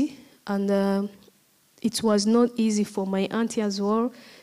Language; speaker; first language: English; non-native, local second language; Kinyarwanda